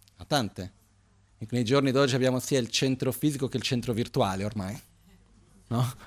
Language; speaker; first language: Italian; non-native, fluent; Portuguese